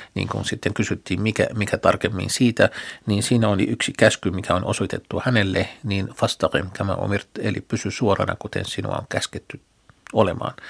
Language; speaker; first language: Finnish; non-native, fluent; Arabic